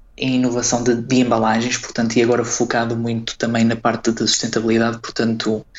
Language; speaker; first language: Portuguese; native; Portuguese